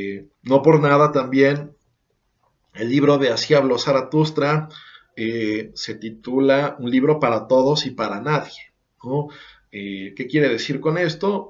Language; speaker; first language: Spanish; native; Spanish